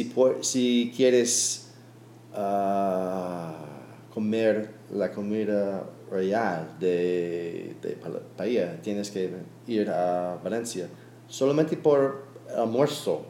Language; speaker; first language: Spanish; non-native, learner; English